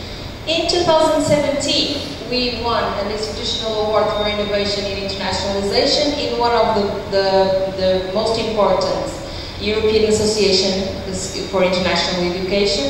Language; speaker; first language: English; non-native, fluent; Portuguese